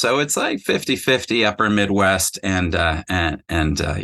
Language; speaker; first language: English; native; English